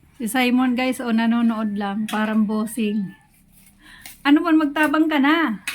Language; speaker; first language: Filipino; non-native, local second language; Bikol